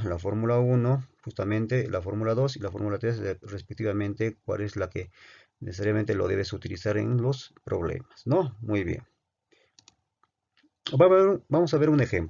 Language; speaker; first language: Spanish; native; Spanish